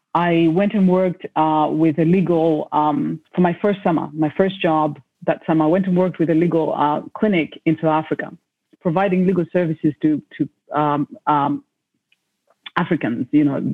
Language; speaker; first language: English; non-native, local second language; Shona